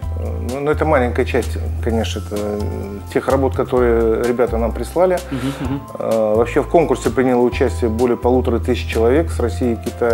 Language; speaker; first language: Russian; native; Russian